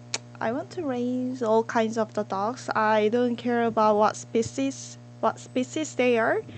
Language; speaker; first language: English; non-native, learner; Korean